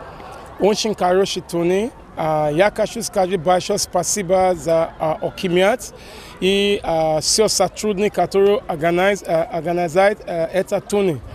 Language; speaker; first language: Russian; non-native, learner; Kazakh